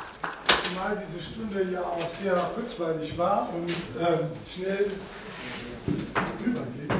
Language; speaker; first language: German; native; German